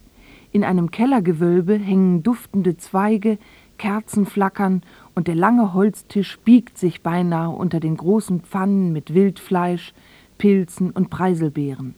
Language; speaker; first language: German; native; German